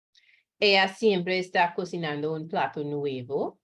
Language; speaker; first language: Spanish; non-native, fluent; English